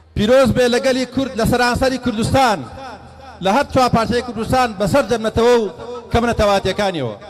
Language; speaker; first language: Central Kurdish; native; Central Kurdish